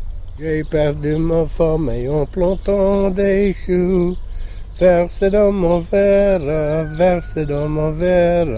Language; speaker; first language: French; non-native, local second language; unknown